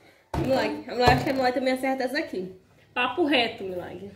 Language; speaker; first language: Portuguese; native; Portuguese